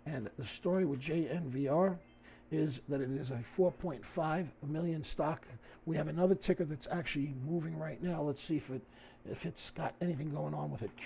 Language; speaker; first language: English; native; English